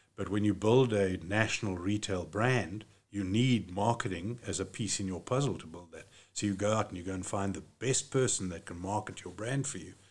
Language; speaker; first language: English; native; English